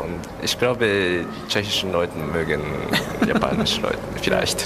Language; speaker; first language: German; non-native, learner; Japanese